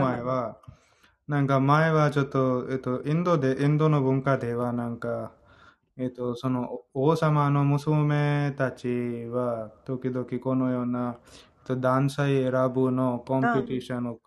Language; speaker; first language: Japanese; non-native, learner; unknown